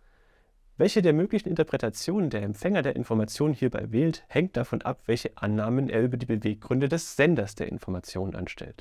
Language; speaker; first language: German; native; German